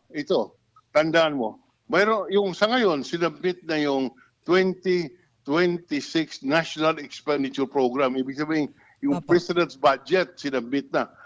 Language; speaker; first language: Filipino; non-native, local second language; Hiligaynon